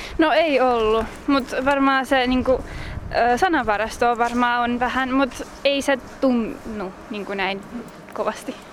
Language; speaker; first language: Finnish; early bilingual, other home language; Russian